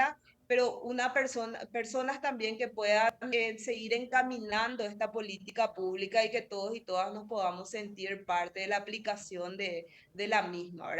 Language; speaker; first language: Spanish; native; Spanish